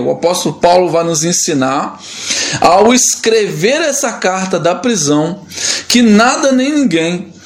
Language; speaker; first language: Portuguese; native; Portuguese